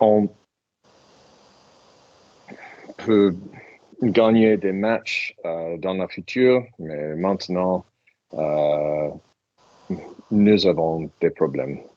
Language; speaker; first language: French; non-native, learner; English